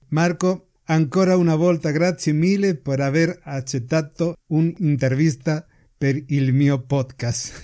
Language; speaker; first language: Italian; non-native, learner; Spanish